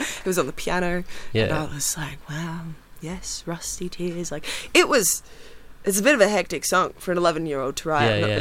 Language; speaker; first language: English; native; English